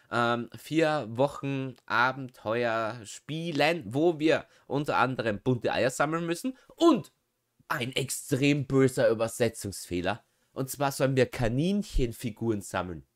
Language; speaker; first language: German; native; German